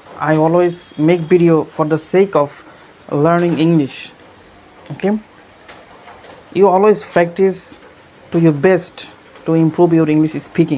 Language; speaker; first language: English; non-native, learner; Bangla